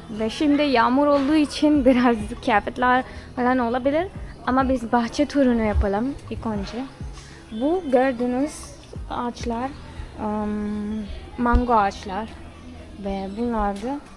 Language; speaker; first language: Turkish; non-native, fluent; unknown